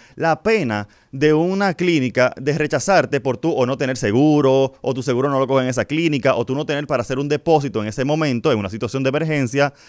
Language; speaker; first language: Spanish; native; Spanish